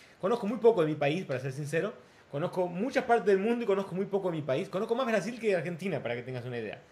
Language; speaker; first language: Spanish; non-native, fluent; Portuguese